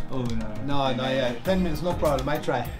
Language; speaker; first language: English; non-native, learner; Arabic